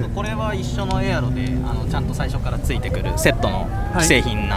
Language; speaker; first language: Japanese; native; Japanese